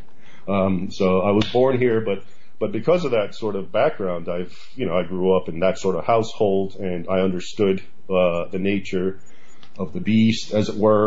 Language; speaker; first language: English; native; English